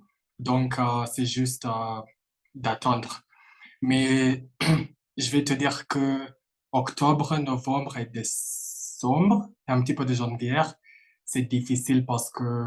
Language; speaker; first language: French; non-native, fluent; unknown